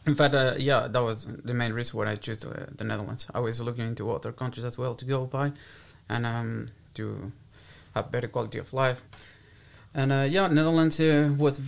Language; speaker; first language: English; non-native, fluent; Portuguese